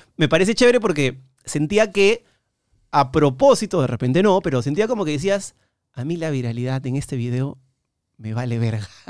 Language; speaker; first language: Spanish; native; Spanish